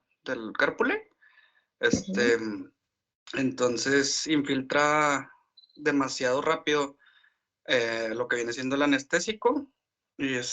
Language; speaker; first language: Spanish; native; Spanish